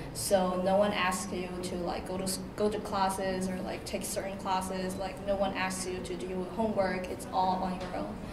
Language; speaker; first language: English; non-native, fluent; Chinese